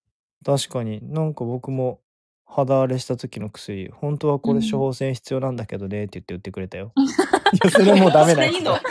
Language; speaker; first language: Japanese; native; Japanese